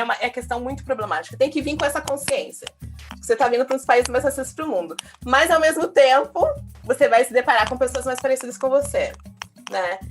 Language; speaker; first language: Portuguese; native; Portuguese